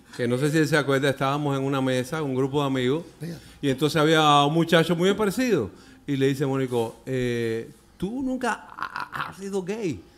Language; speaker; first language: Spanish; native; Spanish